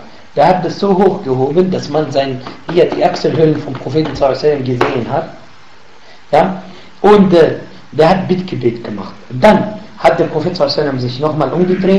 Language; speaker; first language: German; non-native, learner; Arabic